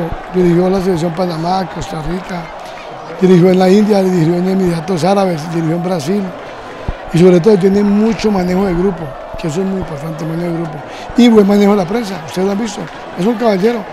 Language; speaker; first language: Spanish; native; Spanish